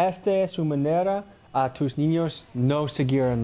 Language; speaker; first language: Spanish; non-native, learner; English